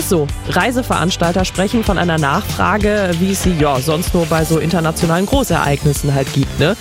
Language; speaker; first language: German; native; German